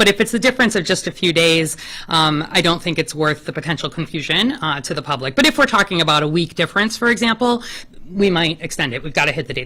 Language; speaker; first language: English; native; English